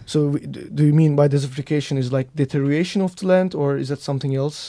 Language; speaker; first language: English; non-native, fluent; Turkish